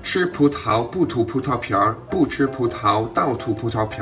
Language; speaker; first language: Chinese; non-native, fluent; Danish